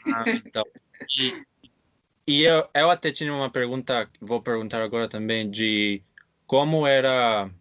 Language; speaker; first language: Portuguese; non-native, fluent; English